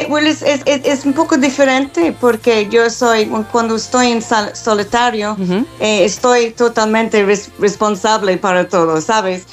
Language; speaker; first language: Spanish; non-native, fluent; English